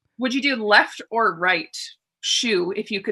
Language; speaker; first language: English; native; English